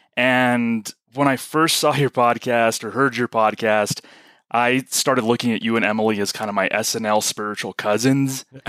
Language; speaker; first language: English; native; English